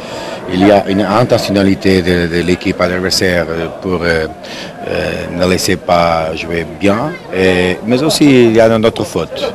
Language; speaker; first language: French; non-native, fluent; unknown